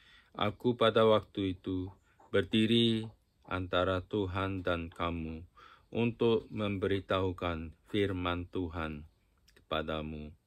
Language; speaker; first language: Indonesian; non-native, fluent; Japanese